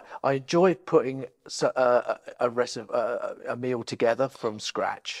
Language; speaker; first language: English; native; English